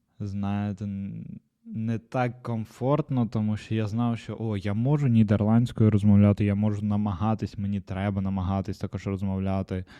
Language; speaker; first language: Ukrainian; non-native, local second language; Russian